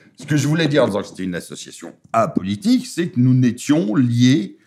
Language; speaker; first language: French; native; French